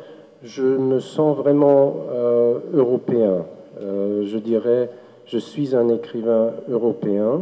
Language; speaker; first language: French; non-native, fluent; German